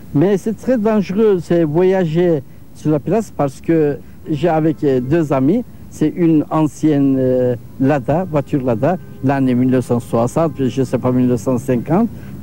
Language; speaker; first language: French; non-native, learner; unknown